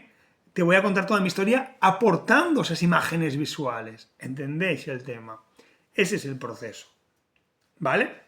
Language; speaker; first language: Spanish; native; Spanish